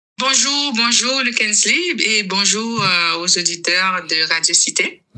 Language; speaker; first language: French; non-native, local second language; Haitian Creole